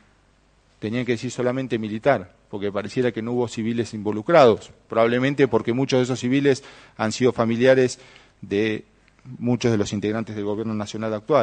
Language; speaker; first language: Spanish; native; Spanish